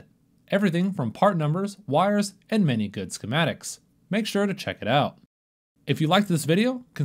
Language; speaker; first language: English; native; English